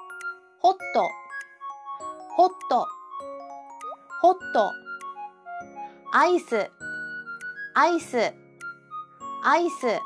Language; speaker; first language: Japanese; native; Japanese